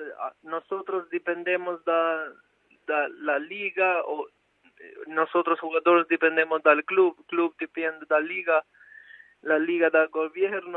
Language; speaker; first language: Spanish; non-native, fluent; Albanian